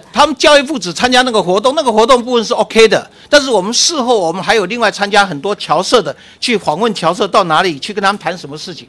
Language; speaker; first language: Chinese; native; Chinese